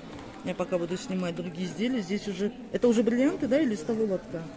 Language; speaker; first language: Russian; native; Russian